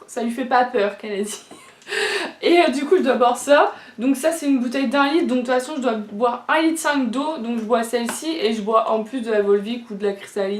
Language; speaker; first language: French; native; French